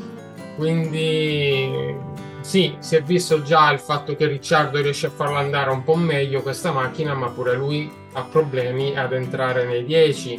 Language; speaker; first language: Italian; native; Italian